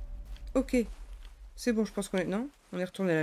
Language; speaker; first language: French; native; French